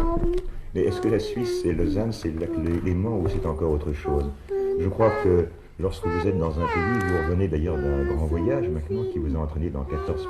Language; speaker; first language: French; native; French